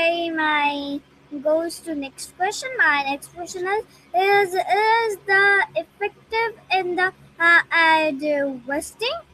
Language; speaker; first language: English; non-native, learner; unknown